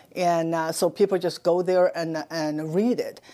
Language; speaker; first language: English; non-native, fluent; Chinese